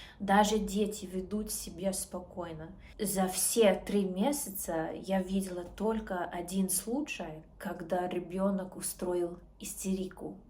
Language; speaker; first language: Russian; non-native, learner; English